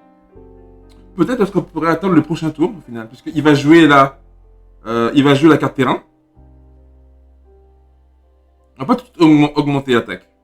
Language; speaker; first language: French; native; French